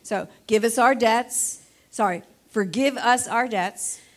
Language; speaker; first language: English; native; English